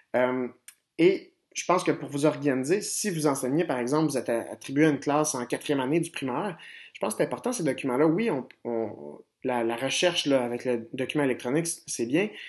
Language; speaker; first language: French; native; French